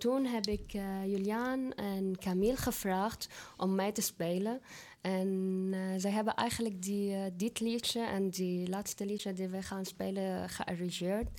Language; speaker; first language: Dutch; non-native, fluent; Arabic